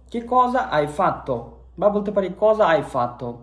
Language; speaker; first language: Italian; non-native, fluent; Bangla